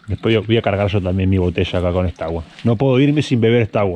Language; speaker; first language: Spanish; native; Spanish